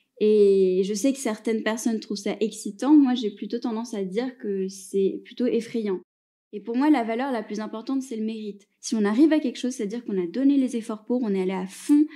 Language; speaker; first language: French; native; French